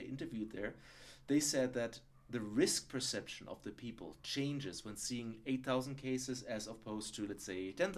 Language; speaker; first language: English; non-native, fluent; German